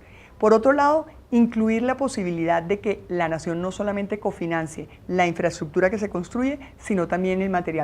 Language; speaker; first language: Spanish; native; Spanish